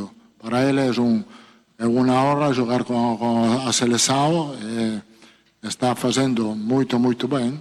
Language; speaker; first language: Portuguese; non-native, fluent; Italian